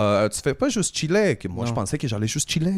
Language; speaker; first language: French; native; French